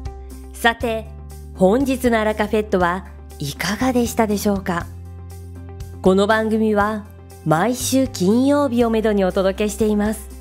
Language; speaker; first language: Japanese; native; Japanese